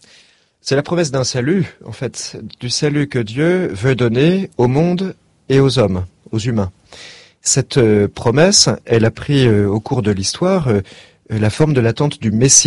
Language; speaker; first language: French; native; French